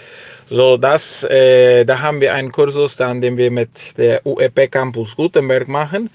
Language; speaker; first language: German; early bilingual, heritage; German